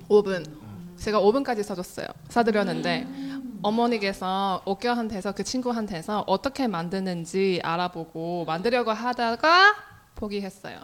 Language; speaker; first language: Korean; non-native, fluent; Chinese